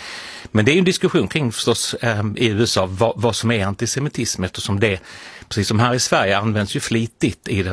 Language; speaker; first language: Swedish; native; Swedish